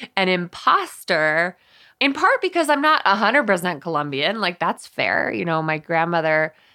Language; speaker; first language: English; early bilingual, other home language; Spanish